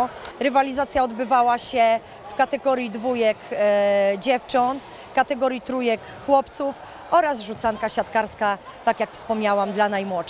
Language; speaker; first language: Polish; native; Polish